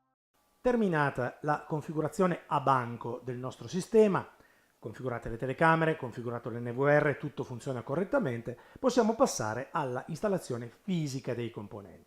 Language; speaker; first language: Italian; native; Italian